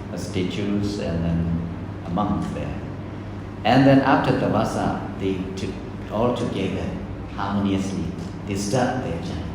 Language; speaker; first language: English; non-native, fluent; Burmese